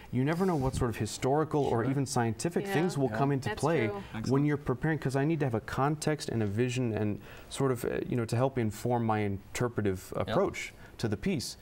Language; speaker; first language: English; native; English